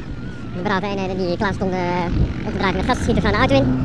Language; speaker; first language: Dutch; native; Dutch